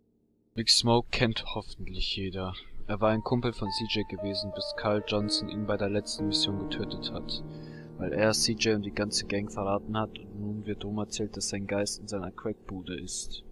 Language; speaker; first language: German; native; German